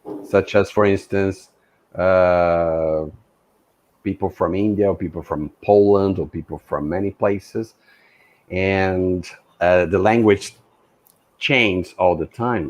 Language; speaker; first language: English; non-native, fluent; Portuguese